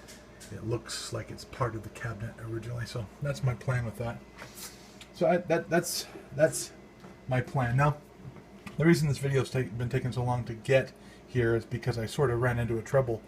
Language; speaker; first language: English; native; English